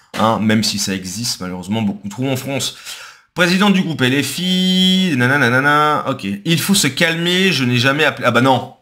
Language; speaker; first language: French; native; French